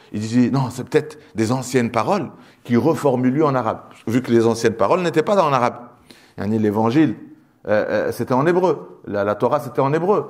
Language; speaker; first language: French; native; French